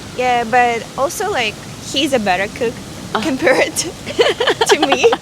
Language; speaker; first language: English; non-native, fluent; Russian